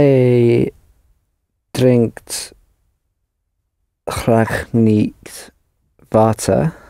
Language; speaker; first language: Dutch; non-native, learner; English